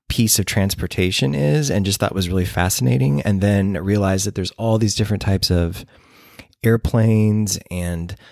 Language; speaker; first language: English; native; English